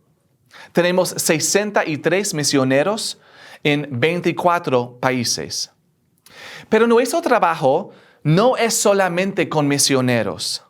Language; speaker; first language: Spanish; non-native, fluent; English